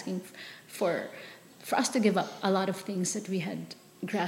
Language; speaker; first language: English; non-native, local second language; Filipino